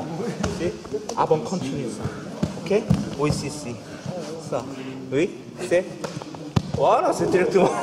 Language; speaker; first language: French; non-native, learner; Korean